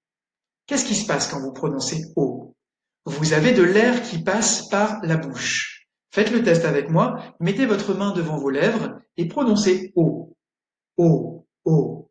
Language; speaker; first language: French; native; French